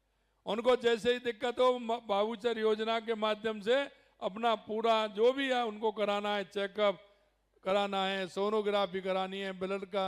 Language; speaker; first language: Hindi; native; Hindi